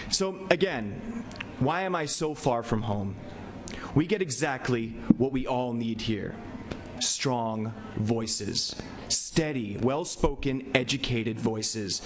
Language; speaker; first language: English; native; English